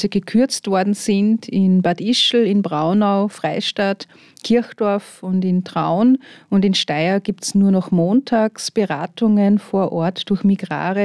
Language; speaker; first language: German; native; German